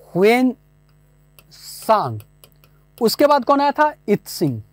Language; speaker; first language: Hindi; native; Hindi